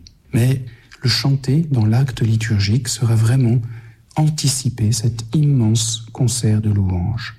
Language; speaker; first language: French; native; French